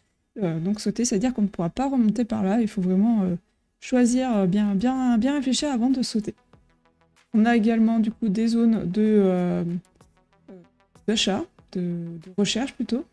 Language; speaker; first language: French; native; French